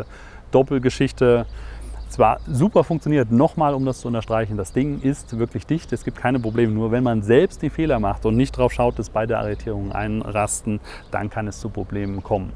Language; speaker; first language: German; native; German